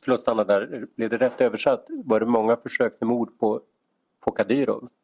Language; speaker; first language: Swedish; native; Swedish